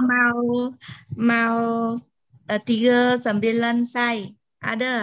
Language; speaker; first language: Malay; non-native, learner; Vietnamese